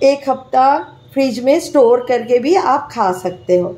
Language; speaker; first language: Hindi; non-native, local second language; Bangla